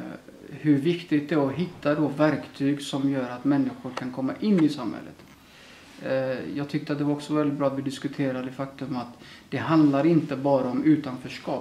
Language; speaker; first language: Swedish; early bilingual, other home language; Somali